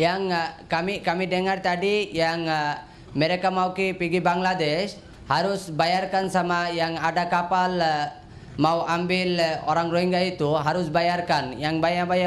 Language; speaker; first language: Indonesian; non-native, learner; Rohingya